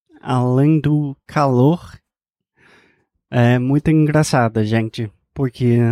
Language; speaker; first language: Portuguese; non-native, fluent; English